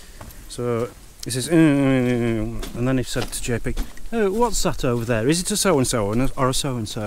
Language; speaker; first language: English; native; English